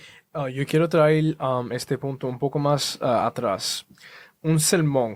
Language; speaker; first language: Spanish; early bilingual, heritage; Spanish